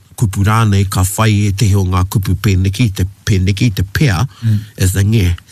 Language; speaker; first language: Māori; non-native, local second language; English